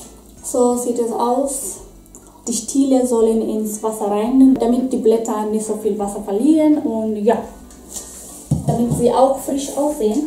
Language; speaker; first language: German; non-native, fluent; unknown